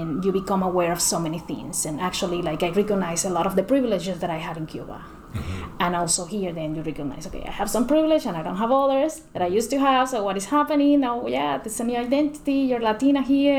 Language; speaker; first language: English; non-native, fluent; Spanish